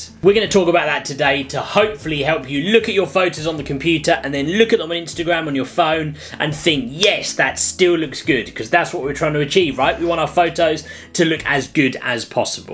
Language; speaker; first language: English; native; English